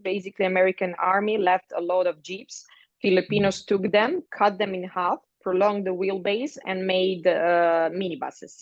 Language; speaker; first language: English; non-native, fluent; Croatian